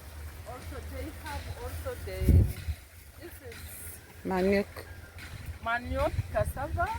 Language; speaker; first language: English; non-native, local second language; Kinyarwanda